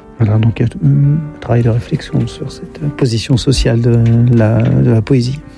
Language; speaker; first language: French; native; French